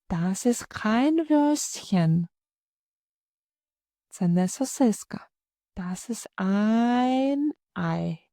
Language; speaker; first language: German; non-native, fluent; Ukrainian